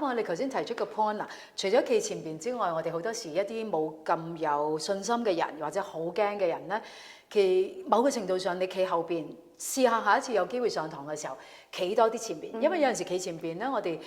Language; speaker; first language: Cantonese; native; Cantonese